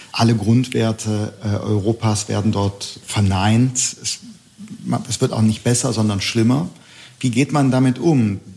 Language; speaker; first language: German; native; German